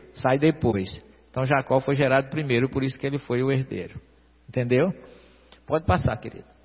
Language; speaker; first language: Portuguese; native; Portuguese